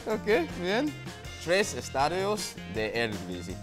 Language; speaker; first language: Spanish; non-native, learner; Dutch